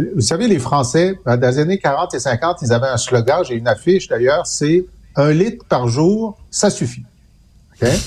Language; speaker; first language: French; native; French